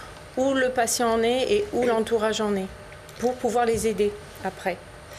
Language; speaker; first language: French; native; French